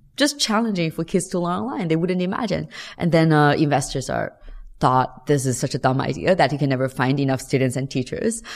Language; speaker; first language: English; non-native, fluent; Chinese